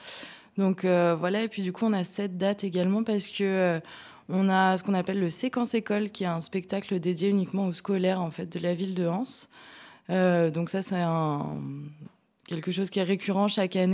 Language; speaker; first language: French; native; French